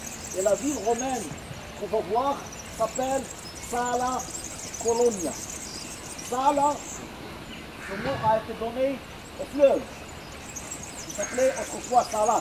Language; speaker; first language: French; non-native, local second language; Arabic